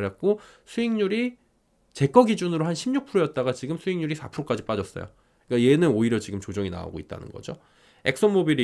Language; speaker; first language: Korean; native; Korean